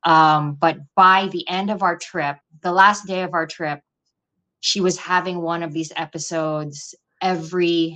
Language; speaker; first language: English; non-native, local second language; Filipino